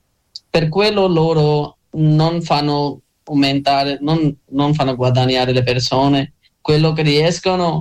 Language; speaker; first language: Italian; non-native, learner; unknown